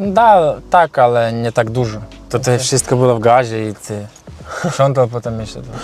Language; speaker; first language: Polish; non-native, learner; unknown